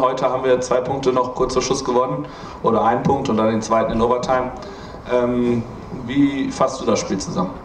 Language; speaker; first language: German; native; German